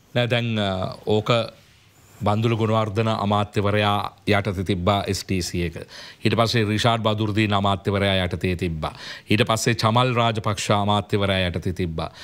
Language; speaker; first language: Sinhala; native; Sinhala